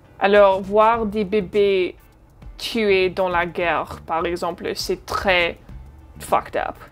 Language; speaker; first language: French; non-native, fluent; English